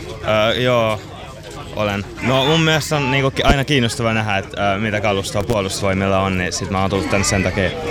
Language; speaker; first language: Finnish; native; Finnish